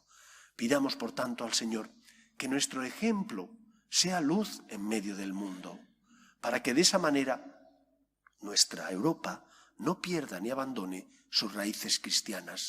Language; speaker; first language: Spanish; native; Spanish